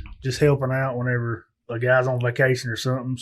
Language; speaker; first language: English; native; English